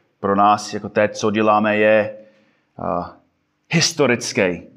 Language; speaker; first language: Czech; non-native, fluent; English